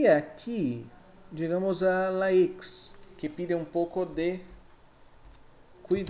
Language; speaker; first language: Spanish; non-native, fluent; Portuguese